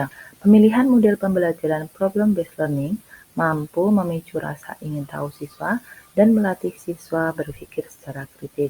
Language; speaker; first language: Indonesian; native; Indonesian